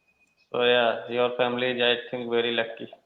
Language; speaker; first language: English; non-native, learner; Hindi